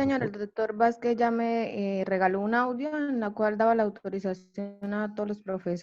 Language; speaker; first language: Spanish; native; Spanish